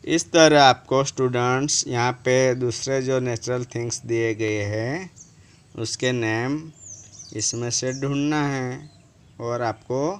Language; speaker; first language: Hindi; non-native, local second language; Gujarati